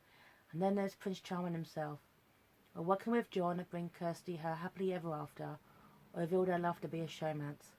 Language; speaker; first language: English; native; English